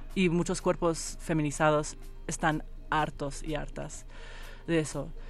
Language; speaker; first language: Spanish; early bilingual, heritage; Spanish